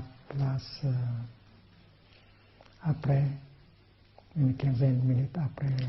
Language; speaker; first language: French; non-native, fluent; Vietnamese